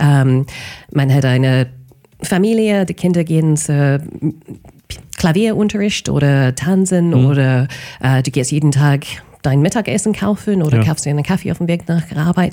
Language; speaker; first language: German; non-native, fluent; English